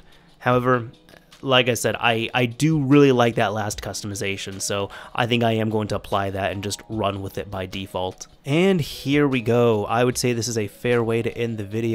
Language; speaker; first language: English; native; English